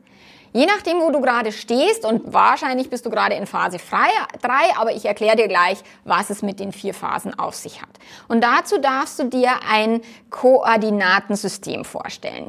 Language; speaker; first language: German; native; German